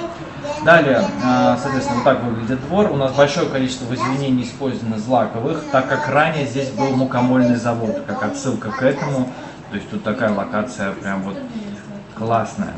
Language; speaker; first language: Russian; native; Russian